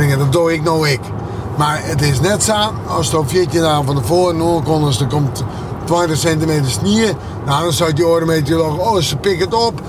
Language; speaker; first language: Dutch; non-native, local second language; Western Frisian